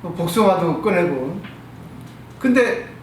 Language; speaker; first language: Korean; native; Korean